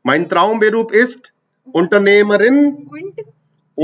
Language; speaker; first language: German; non-native, fluent; Hindi